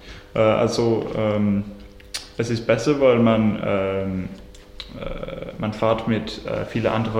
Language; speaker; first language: German; non-native, learner; English